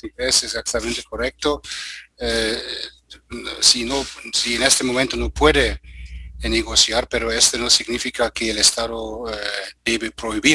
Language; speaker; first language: Spanish; non-native, fluent; German